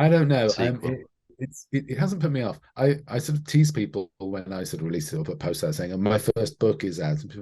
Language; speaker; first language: English; native; English